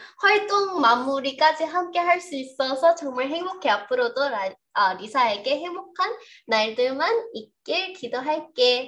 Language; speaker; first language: Korean; non-native, fluent; Thai